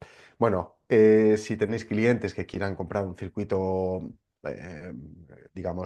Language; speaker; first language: Spanish; native; Spanish